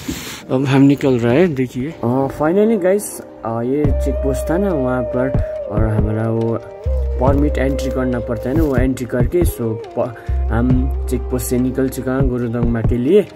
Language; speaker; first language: Hindi; non-native, local second language; Nepali